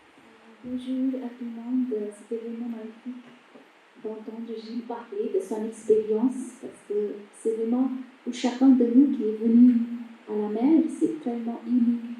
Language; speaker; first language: French; non-native, fluent; Bangla